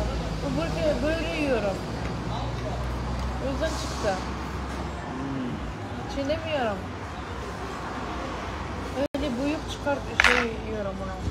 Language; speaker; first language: Turkish; non-native, learner; Arabic